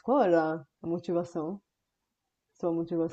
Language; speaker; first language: Portuguese; non-native, fluent; Bulgarian